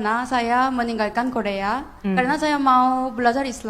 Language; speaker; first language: Indonesian; non-native, fluent; Korean